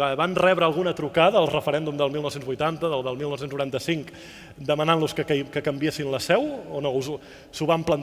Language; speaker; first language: Catalan; native; Catalan